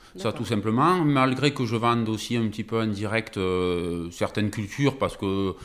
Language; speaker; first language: French; native; French